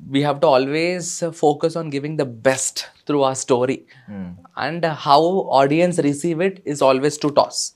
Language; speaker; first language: English; non-native, local second language; Telugu